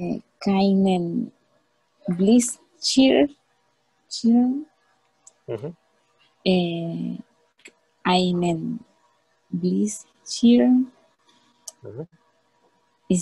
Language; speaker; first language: German; non-native, learner; Spanish